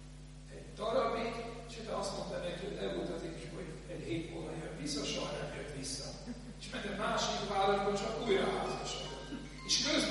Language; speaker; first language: Hungarian; non-native, fluent; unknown